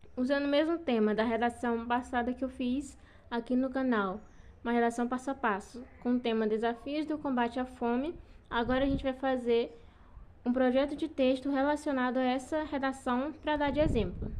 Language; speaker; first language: Portuguese; native; Portuguese